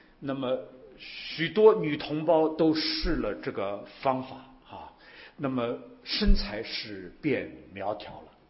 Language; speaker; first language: Chinese; native; Chinese